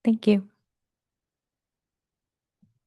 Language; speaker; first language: English; native; English